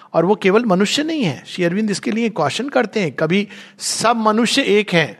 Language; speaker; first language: Hindi; native; Hindi